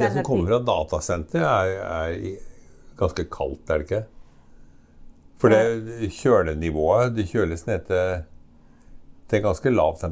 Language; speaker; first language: Norwegian; native; Norwegian